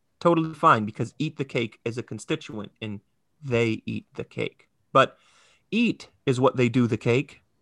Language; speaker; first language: English; native; English